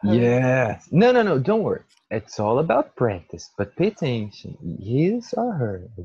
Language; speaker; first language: English; non-native, fluent; Portuguese